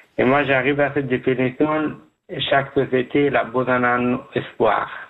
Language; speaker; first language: French; non-native, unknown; Persian